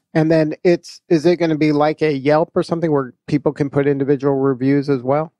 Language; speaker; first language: English; native; English